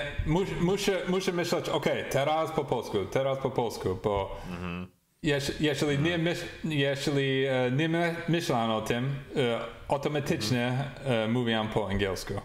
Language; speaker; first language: Polish; non-native, learner; English